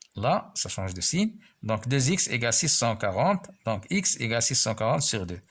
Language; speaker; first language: French; non-native, local second language; Arabic